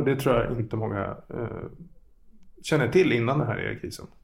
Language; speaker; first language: Swedish; native; Swedish